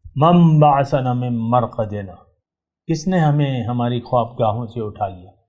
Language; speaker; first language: Urdu; non-native, local second language; Pashto